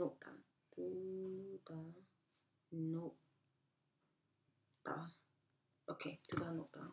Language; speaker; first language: Korean; non-native, learner; English